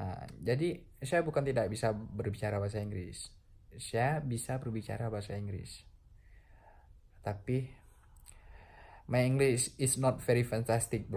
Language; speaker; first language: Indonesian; non-native, local second language; Achinese